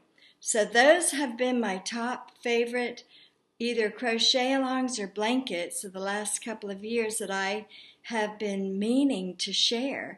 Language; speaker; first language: English; native; English